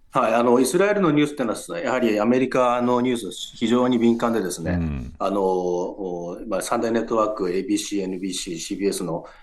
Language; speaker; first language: Japanese; native; Japanese